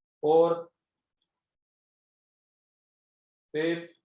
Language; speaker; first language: Hindi; native; Hindi